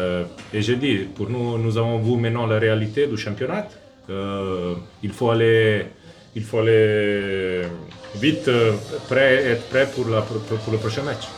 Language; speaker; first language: French; non-native, fluent; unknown